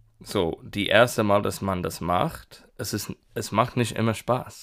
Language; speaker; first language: German; non-native, learner; English